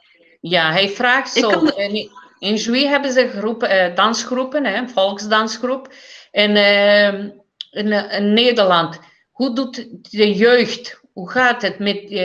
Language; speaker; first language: Dutch; early bilingual, heritage; Dutch